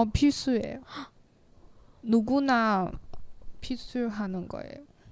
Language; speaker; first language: Korean; non-native, learner; Chinese